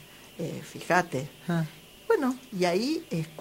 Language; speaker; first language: Spanish; native; Spanish